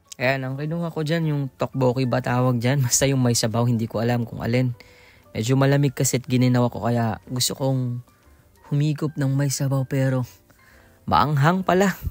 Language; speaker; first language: Filipino; non-native, local second language; Iloko